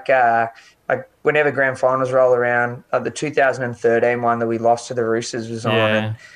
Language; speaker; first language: English; native; English